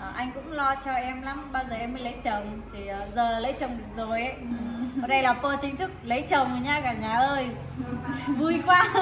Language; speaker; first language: Vietnamese; non-native, local second language; Hmong